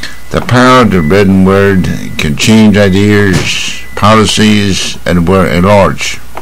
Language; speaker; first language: English; non-native, fluent; Chinese